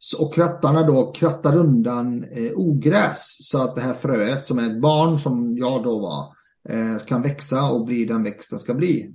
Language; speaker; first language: Swedish; early bilingual, other home language; Arabic